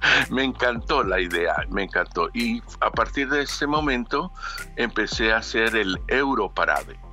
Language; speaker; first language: Spanish; native; Spanish